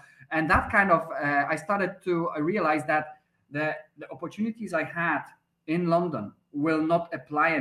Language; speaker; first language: English; non-native, fluent; Polish